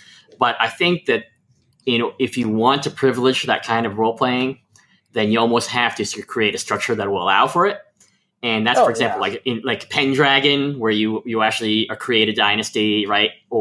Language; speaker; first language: English; native; English